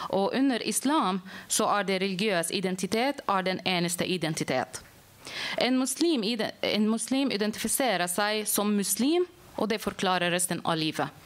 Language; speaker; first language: Norwegian; non-native, fluent; Arabic